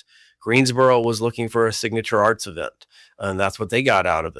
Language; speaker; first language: English; native; English